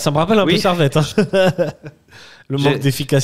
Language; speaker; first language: French; native; French